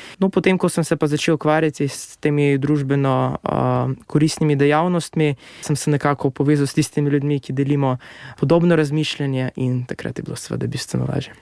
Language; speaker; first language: Slovenian; non-native, fluent; Russian